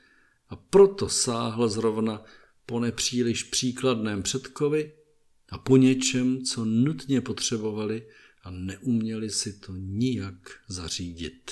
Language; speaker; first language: Czech; native; Czech